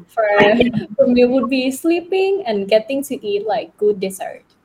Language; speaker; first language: English; non-native, fluent; Thai